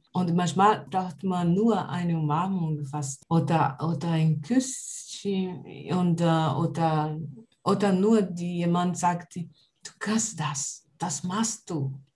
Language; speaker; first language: German; non-native, learner; Portuguese